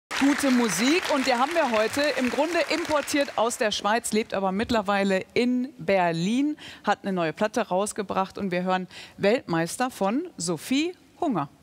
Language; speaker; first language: German; native; German